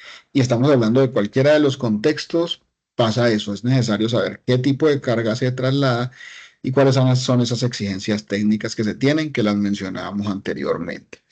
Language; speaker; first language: Spanish; native; Spanish